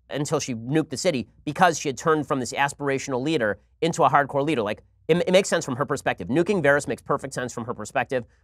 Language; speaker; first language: English; native; English